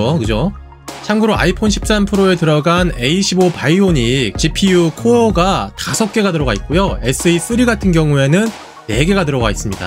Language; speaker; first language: Korean; native; Korean